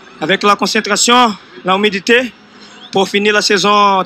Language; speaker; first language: French; non-native, learner; Portuguese